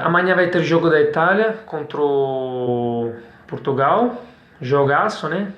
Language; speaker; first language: Portuguese; non-native, fluent; Italian